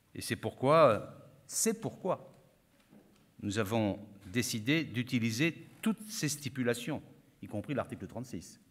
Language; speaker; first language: French; native; French